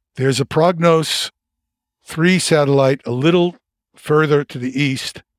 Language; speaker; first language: English; native; English